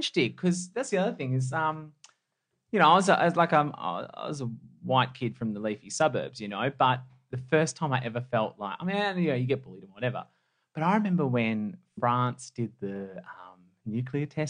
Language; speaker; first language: English; native; English